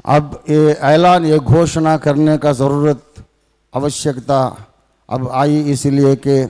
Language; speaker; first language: Hindi; non-native, local second language; Telugu